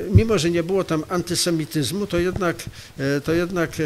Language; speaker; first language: Polish; native; Polish